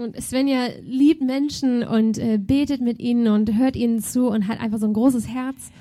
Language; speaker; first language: German; native; German